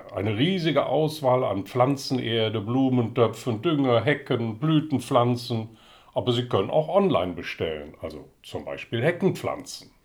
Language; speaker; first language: German; early bilingual, other home language; Dutch